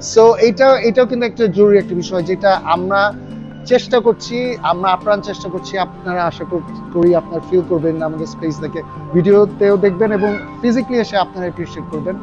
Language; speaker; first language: Bangla; early bilingual, other home language; English